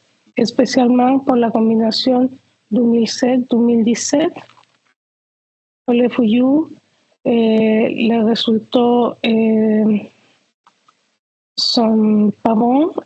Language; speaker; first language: French; non-native, fluent; Spanish